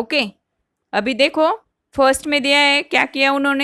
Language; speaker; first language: Hindi; non-native, local second language; Marathi